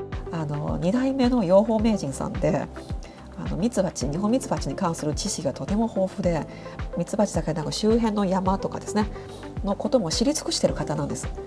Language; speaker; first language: Japanese; non-native, fluent; Chinese